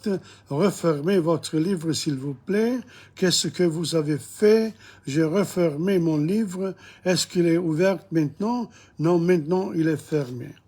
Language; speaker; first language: French; non-native, fluent; English